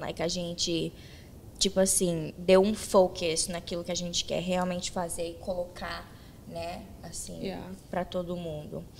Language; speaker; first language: Portuguese; early bilingual, heritage; Portuguese